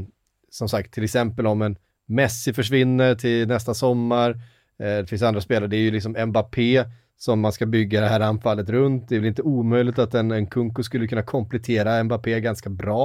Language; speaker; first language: Swedish; native; Swedish